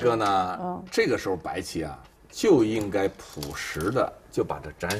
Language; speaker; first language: Chinese; native; Chinese